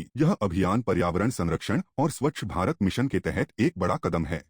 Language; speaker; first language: Hindi; native; Hindi